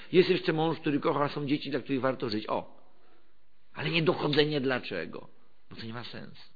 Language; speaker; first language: Polish; native; Polish